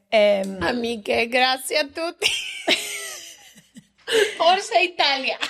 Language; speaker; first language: Italian; non-native, learner; Spanish